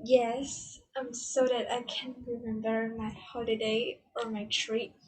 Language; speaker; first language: English; non-native, learner; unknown